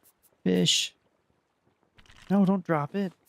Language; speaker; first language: English; native; English